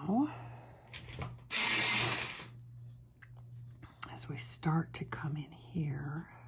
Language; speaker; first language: English; native; English